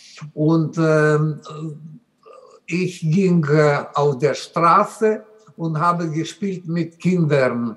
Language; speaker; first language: German; non-native, learner; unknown